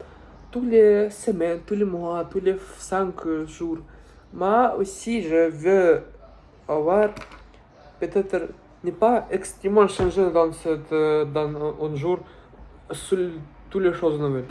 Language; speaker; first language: French; non-native, learner; Russian